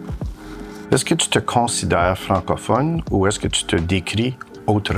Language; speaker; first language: French; native; French